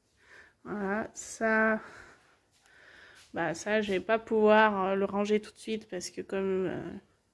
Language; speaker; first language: French; native; French